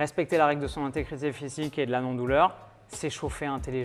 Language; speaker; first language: French; native; French